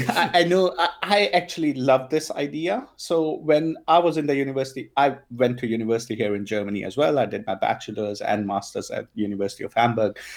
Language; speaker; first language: English; non-native, local second language; Punjabi